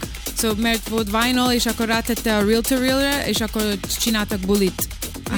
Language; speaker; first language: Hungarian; early bilingual, heritage; English